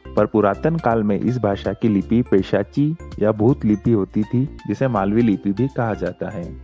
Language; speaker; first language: Hindi; native; Hindi